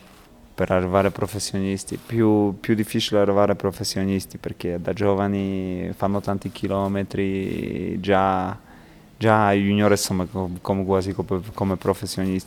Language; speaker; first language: Italian; non-native, fluent; Polish